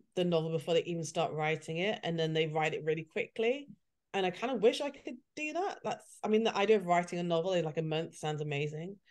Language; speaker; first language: English; native; English